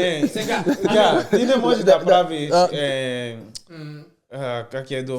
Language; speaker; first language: Bulgarian; non-native, learner; Portuguese